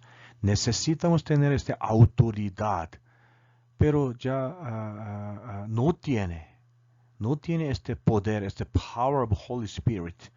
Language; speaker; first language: Spanish; non-native, learner; Korean